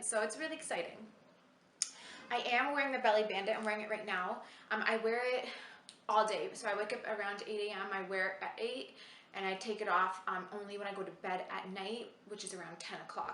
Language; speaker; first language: English; native; English